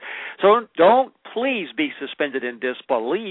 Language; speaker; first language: English; native; English